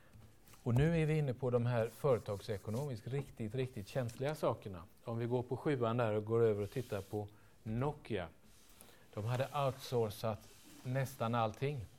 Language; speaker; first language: Swedish; native; Swedish